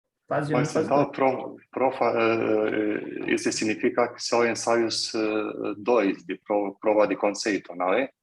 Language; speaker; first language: Portuguese; non-native, fluent; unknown